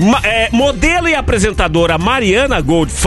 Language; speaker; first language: Portuguese; native; Portuguese